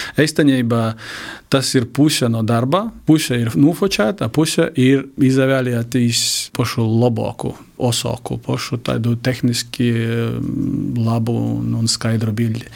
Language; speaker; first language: Latvian; native; Latvian